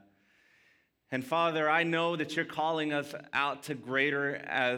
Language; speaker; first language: English; early bilingual, other home language; Spanish